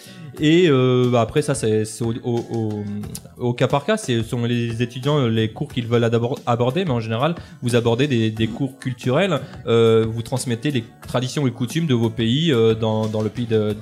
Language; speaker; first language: French; native; French